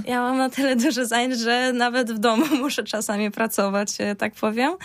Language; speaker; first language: Polish; non-native, fluent; Ukrainian